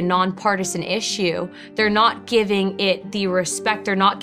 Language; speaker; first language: English; native; English